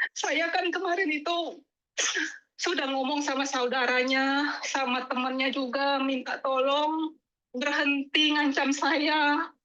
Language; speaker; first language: Indonesian; native; Indonesian